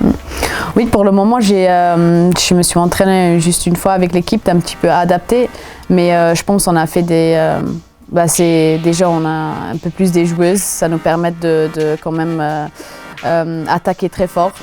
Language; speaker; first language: French; non-native, local second language; German